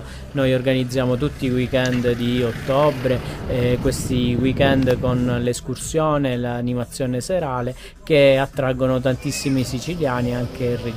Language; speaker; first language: Italian; native; Italian